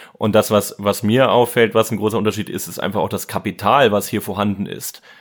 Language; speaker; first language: German; native; German